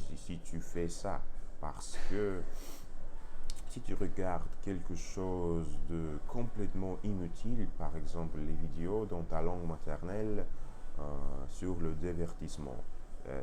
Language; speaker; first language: French; non-native, learner; Russian